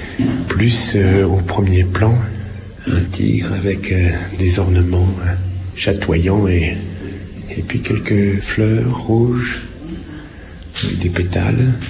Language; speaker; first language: French; native; French